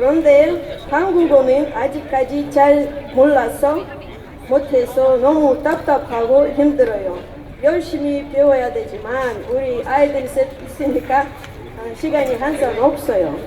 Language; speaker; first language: Korean; non-native, learner; Russian